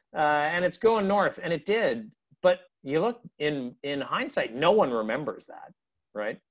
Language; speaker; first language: English; native; English